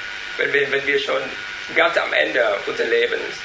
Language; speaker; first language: German; non-native, learner; Vietnamese